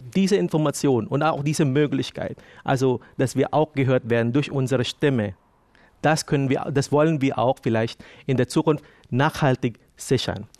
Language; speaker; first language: German; non-native, fluent; Filipino